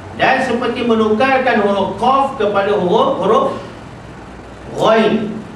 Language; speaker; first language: Malay; native; Malay